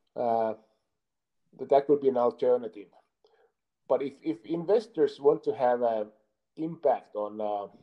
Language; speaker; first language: English; non-native, fluent; Finnish